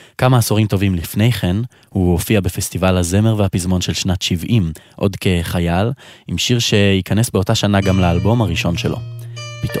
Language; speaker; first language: Hebrew; native; Hebrew